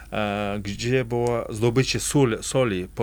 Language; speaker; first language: Polish; non-native, fluent; Kazakh